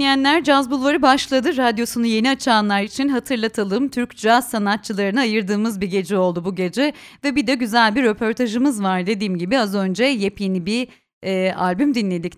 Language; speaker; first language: Turkish; native; Turkish